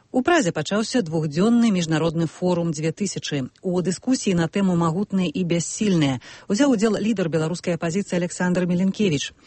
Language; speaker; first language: Belarusian; native; Belarusian